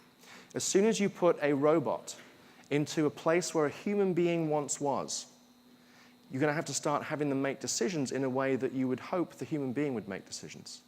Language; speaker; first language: English; native; English